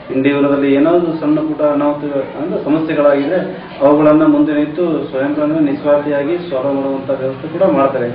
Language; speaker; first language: Kannada; non-native, local second language; Lambadi